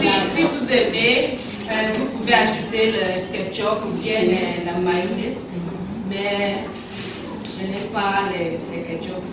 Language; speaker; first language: French; non-native, learner; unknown